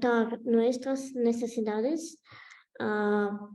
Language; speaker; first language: Spanish; non-native, fluent; Ukrainian